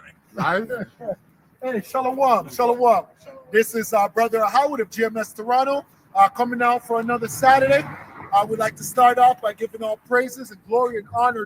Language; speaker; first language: English; native; English